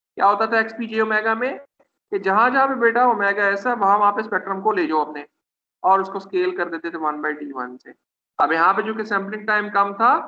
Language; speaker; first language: Urdu; non-native, local second language; Punjabi